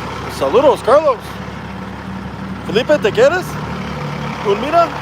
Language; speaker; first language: Spanish; non-native, learner; English